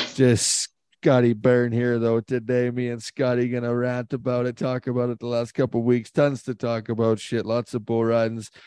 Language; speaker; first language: English; native; English